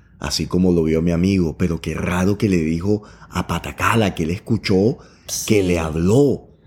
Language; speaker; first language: Spanish; native; Spanish